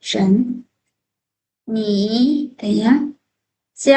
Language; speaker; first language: Chinese; non-native, fluent; Thai